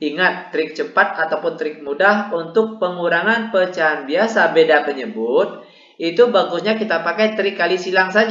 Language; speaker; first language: Indonesian; native; Indonesian